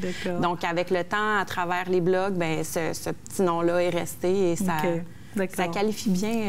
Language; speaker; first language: French; native; French